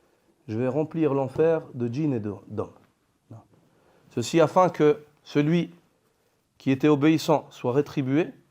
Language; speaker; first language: French; native; French